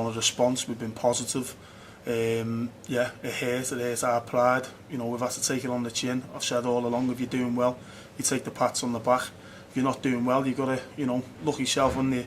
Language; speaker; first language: English; native; English